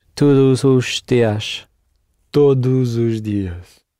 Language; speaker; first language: Portuguese; non-native, learner; English